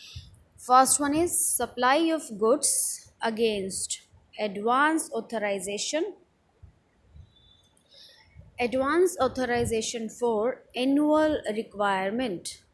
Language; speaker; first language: English; non-native, local second language; Hindi